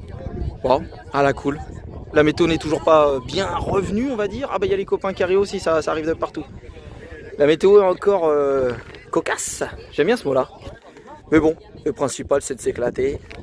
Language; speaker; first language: French; native; French